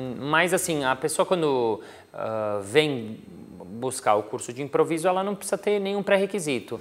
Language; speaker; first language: Portuguese; native; Portuguese